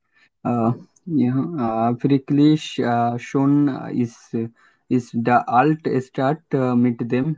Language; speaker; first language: German; non-native, learner; Bangla